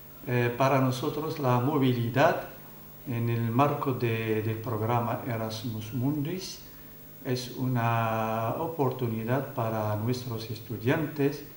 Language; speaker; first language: Spanish; non-native, fluent; Arabic